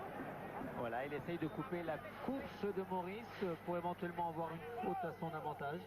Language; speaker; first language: French; native; French